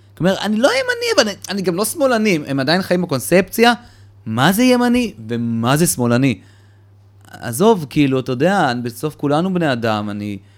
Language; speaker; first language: Hebrew; early bilingual, other home language; Russian